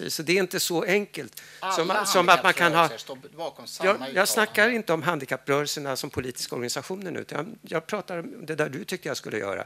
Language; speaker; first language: Swedish; native; Swedish